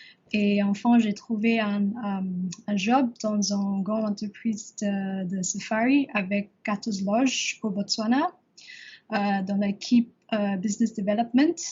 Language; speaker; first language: French; non-native, learner; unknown